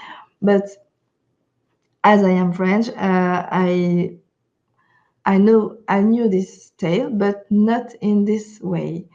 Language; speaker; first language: English; non-native, fluent; French